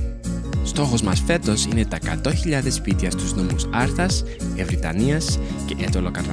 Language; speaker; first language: Greek; native; Greek